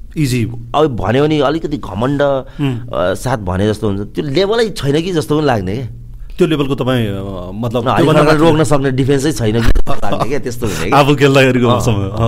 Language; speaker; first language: Nepali; native; Nepali